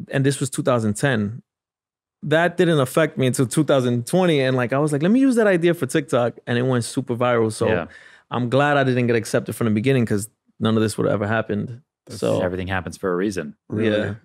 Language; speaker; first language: English; native; English